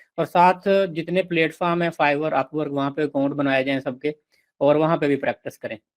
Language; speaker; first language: Urdu; non-native, local second language; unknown